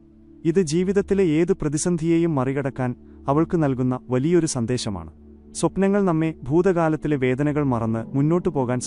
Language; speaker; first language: Malayalam; native; Malayalam